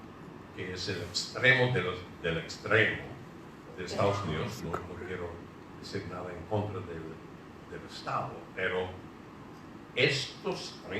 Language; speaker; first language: Spanish; non-native, fluent; English